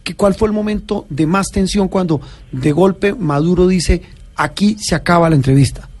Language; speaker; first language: Spanish; native; Spanish